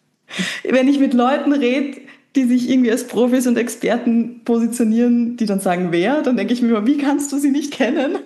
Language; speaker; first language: German; native; German